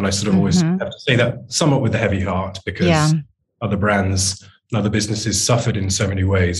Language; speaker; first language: English; native; English